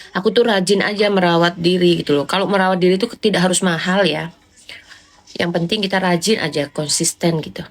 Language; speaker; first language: Indonesian; non-native, local second language; Javanese